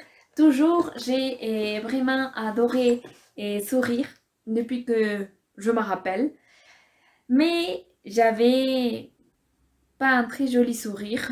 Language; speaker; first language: French; non-native, fluent; Spanish